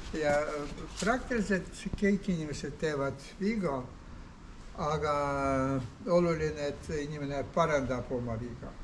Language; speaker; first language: Estonian; non-native, learner; Ukrainian